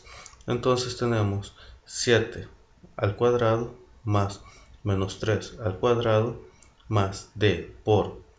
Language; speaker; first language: Spanish; native; Spanish